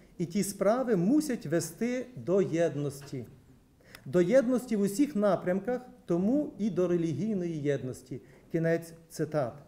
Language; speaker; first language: Ukrainian; native; Ukrainian